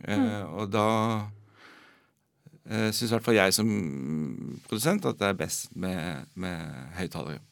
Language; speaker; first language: Norwegian; native; Norwegian